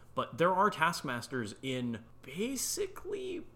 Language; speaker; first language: English; native; English